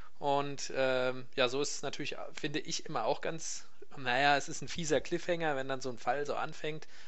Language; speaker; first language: German; native; German